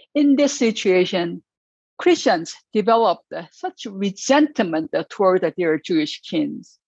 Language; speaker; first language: English; non-native, fluent; Korean